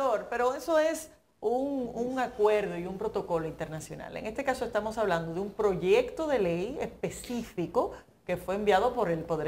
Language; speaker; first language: Spanish; native; Spanish